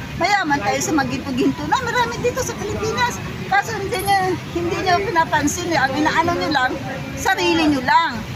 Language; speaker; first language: Filipino; non-native, local second language; Hiligaynon